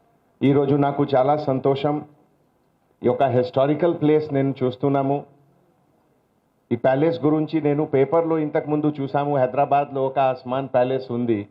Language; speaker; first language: Telugu; non-native, learner; Hindi